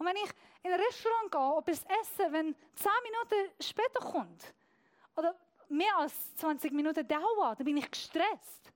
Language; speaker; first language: German; non-native, fluent; Persian